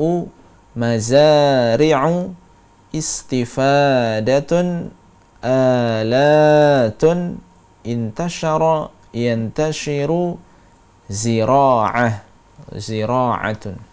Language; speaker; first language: Arabic; non-native, fluent; Indonesian